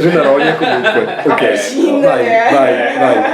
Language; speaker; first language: Italian; native; Italian